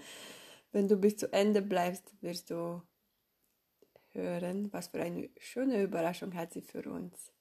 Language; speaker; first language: German; non-native, fluent; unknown